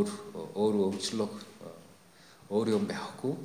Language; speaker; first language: Mongolian; non-native, fluent; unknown